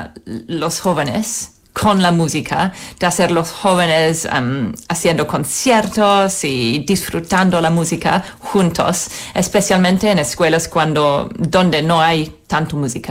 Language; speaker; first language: Spanish; non-native, fluent; English